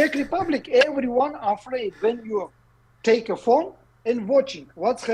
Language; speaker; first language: English; non-native, learner; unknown